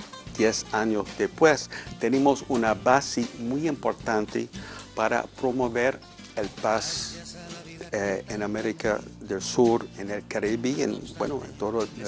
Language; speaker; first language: Spanish; non-native, fluent; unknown